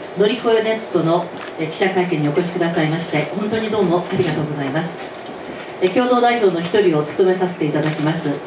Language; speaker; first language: Japanese; native; Japanese